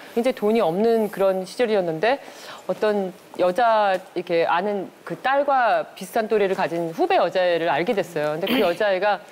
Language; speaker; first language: Korean; native; Korean